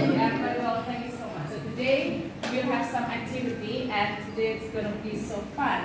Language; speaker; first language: English; non-native, fluent; Indonesian